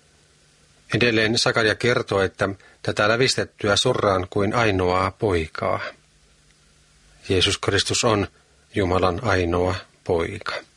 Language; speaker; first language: Finnish; native; Finnish